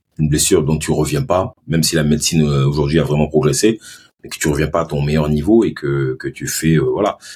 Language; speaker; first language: French; early bilingual, other home language; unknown